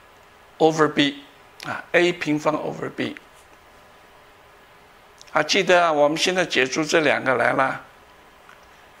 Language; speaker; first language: Chinese; native; Chinese